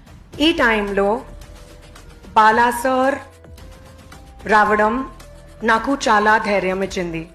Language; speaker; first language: Telugu; non-native, fluent; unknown